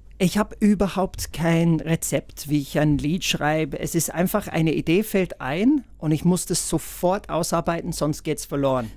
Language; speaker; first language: German; non-native, fluent; English